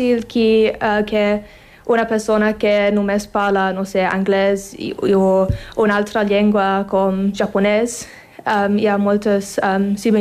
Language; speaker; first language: Catalan; non-native, fluent; English